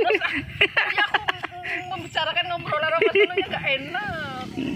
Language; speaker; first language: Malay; non-native, local second language; Javanese